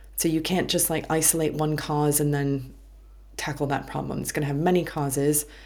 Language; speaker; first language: English; native; English